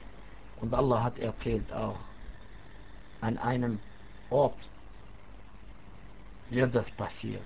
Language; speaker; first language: German; non-native, fluent; Arabic